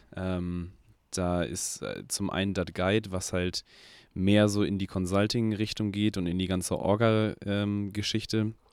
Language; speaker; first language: German; native; German